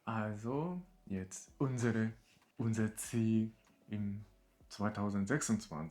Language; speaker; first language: German; non-native, learner; Japanese